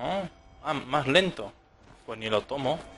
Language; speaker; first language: Spanish; native; Spanish